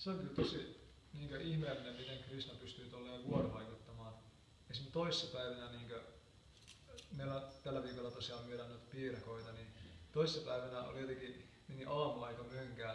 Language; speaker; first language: Finnish; native; Finnish